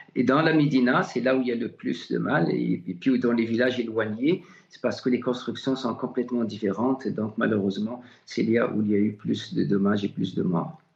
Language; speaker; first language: French; non-native, local second language; Arabic